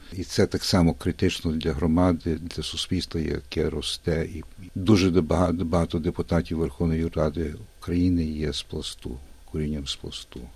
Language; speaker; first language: Ukrainian; early bilingual, heritage; Ukrainian